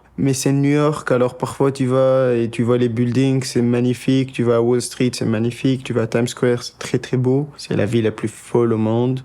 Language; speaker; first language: French; non-native, local second language; Arabic